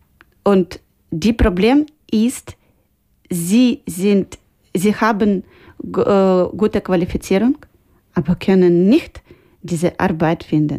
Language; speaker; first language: German; non-native, learner; Ukrainian